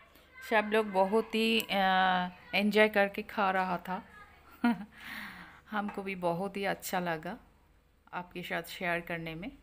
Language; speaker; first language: Hindi; non-native, local second language; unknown